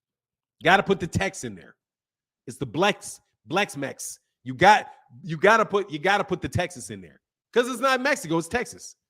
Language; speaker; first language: English; native; English